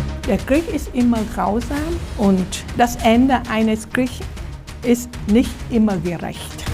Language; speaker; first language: German; non-native, fluent; Vietnamese